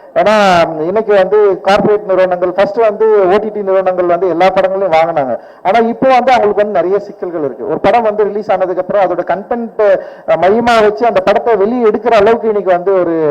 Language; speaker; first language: Tamil; native; Tamil